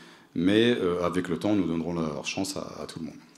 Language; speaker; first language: French; native; French